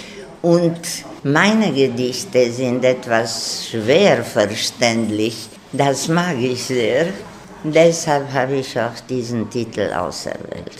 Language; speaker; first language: German; non-native, fluent; Romanian